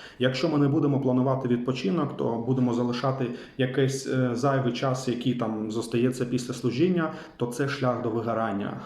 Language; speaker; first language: Ukrainian; non-native, local second language; Russian